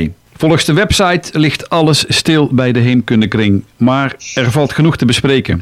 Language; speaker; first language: Dutch; native; Dutch